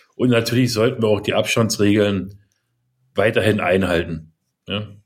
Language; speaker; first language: German; native; German